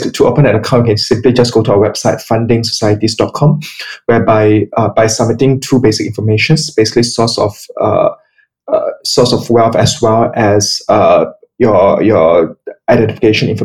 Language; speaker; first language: English; non-native, local second language; Chinese